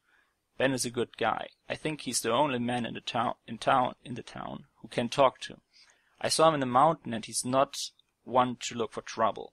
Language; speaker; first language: English; non-native, fluent; German